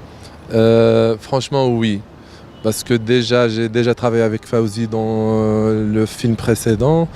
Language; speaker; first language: French; non-native, local second language; Arabic